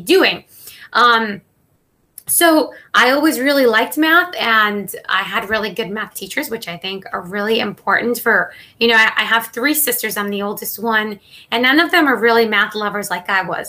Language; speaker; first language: English; non-native, fluent; Spanish